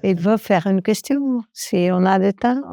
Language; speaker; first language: French; non-native, fluent; Portuguese